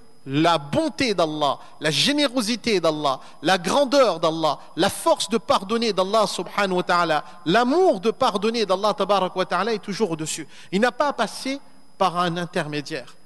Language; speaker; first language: French; native; French